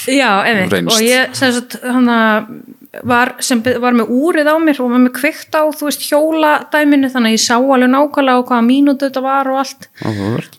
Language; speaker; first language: Icelandic; early bilingual, heritage; Icelandic